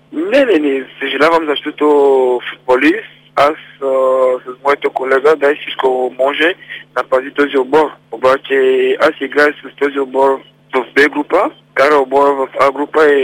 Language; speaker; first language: Bulgarian; non-native, learner; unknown